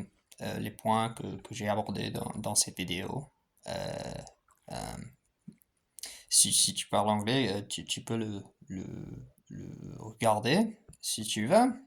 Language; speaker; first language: French; non-native, fluent; English